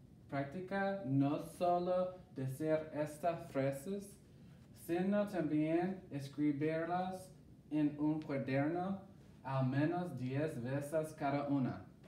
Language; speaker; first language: Spanish; non-native, learner; English